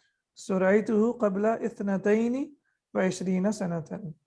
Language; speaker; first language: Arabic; non-native, fluent; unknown